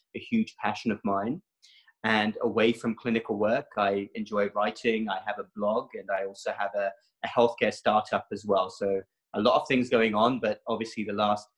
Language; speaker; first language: English; native; English